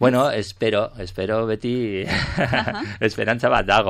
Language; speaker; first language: Basque; non-native, local second language; Spanish